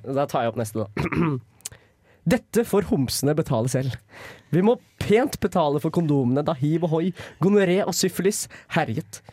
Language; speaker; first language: Norwegian; native; Norwegian